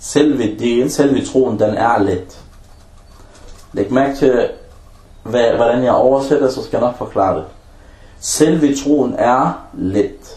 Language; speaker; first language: Danish; non-native, fluent; Arabic